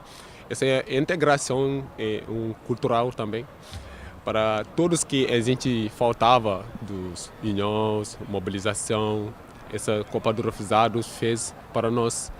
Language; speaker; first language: Portuguese; non-native, learner; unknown